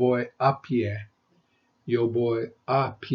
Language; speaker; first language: Spanish; non-native, fluent; English